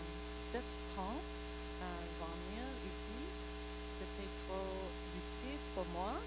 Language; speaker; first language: French; non-native, learner; English